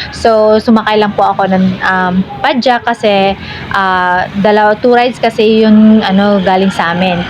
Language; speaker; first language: Filipino; non-native, local second language; Cebuano